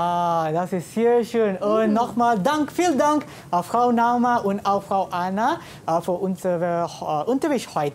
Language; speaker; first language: German; non-native, learner; Malay